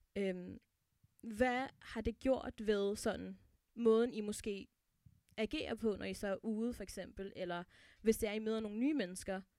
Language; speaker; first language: Danish; early bilingual, other home language; Arabic